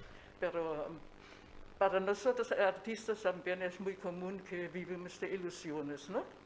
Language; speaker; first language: Spanish; non-native, fluent; German